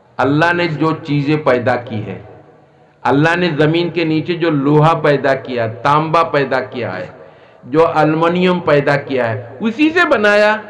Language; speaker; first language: Urdu; non-native, local second language; Assamese